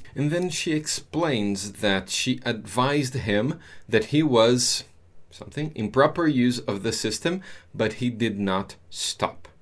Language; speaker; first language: English; non-native, fluent; Portuguese